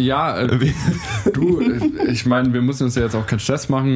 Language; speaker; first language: German; native; German